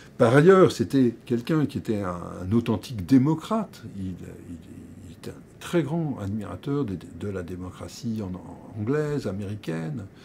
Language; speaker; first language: French; native; French